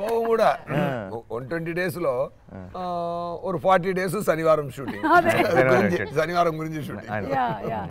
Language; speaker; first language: Telugu; non-native, fluent; Tamil